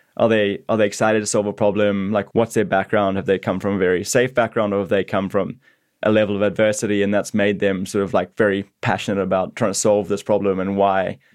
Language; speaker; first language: English; native; English